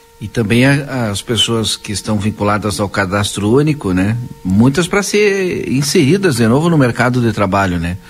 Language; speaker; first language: Portuguese; native; Portuguese